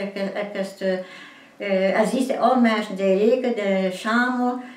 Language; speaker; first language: Dutch; early bilingual, heritage; French